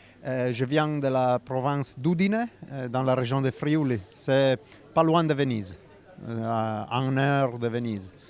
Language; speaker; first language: French; non-native, fluent; Italian